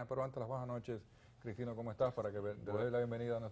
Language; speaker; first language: Spanish; native; Spanish